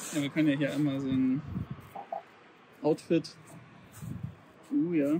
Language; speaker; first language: German; native; German